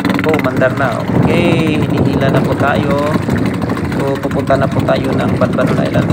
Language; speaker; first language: Filipino; non-native, local second language; Cebuano